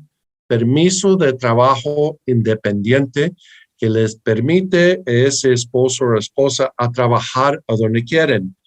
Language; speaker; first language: Spanish; early bilingual, heritage; English